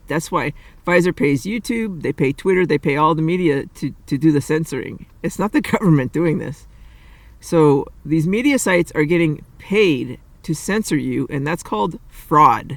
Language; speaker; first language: English; native; English